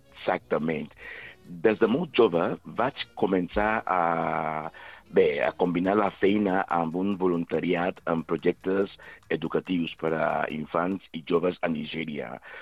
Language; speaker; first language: Catalan; non-native, fluent; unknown